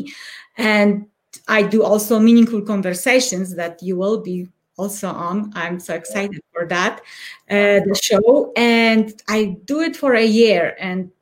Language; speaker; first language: English; non-native, fluent; Polish